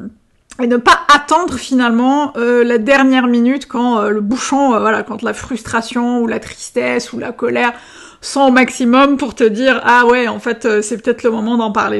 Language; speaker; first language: French; native; French